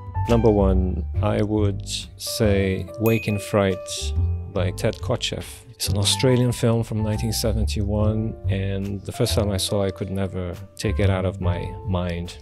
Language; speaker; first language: English; non-native, fluent; Portuguese